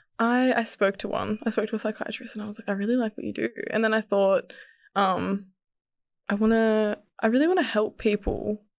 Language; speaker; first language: English; early bilingual, other home language; Serbian